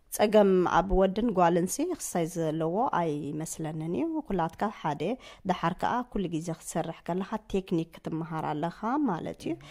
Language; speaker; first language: Tigrinya; native; Tigrinya